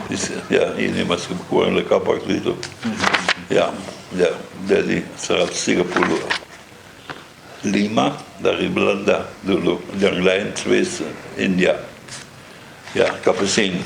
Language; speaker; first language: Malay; non-native, fluent; Dutch